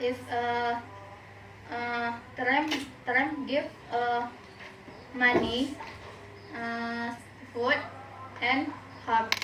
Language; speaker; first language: English; non-native, learner; Indonesian